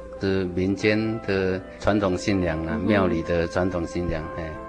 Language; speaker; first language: Chinese; native; Chinese